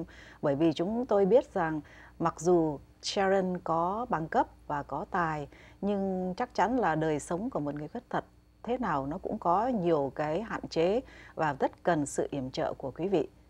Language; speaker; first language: Vietnamese; native; Vietnamese